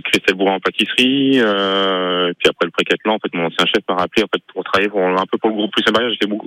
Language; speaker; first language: French; native; French